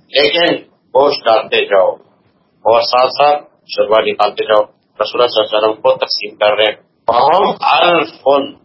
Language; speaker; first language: Urdu; non-native, local second language; Pashto